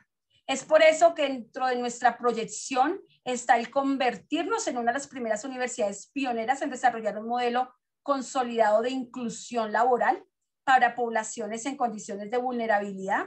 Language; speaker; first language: Spanish; native; Spanish